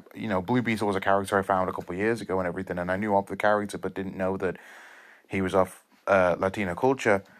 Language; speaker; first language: English; native; English